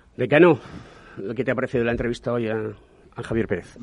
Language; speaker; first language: Spanish; native; Spanish